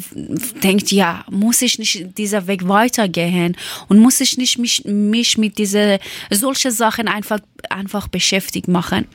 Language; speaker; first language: German; non-native, learner; Persian